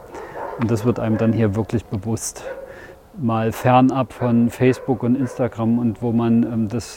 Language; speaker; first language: German; native; German